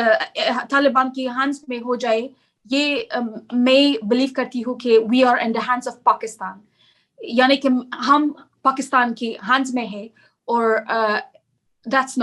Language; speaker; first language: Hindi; non-native, learner; Persian